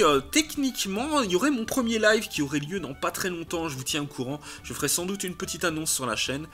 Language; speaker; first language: French; native; French